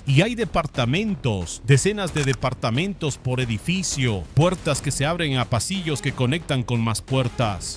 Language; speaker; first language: Spanish; native; Spanish